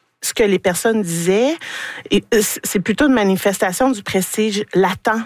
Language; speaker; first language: French; native; French